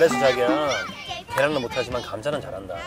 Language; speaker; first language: Korean; early bilingual, heritage; English